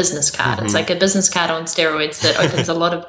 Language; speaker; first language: English; native; English